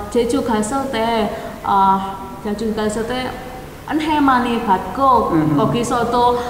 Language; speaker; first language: Korean; non-native, learner; Indonesian